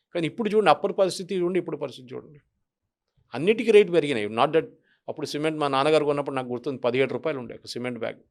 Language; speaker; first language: Telugu; non-native, local second language; Malayalam